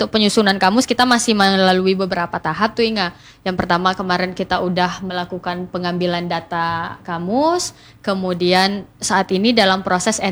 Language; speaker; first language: Indonesian; non-native, local second language; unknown